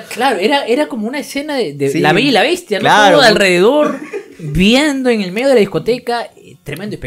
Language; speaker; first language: Spanish; native; Spanish